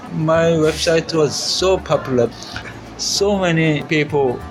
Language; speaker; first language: English; non-native, learner; Korean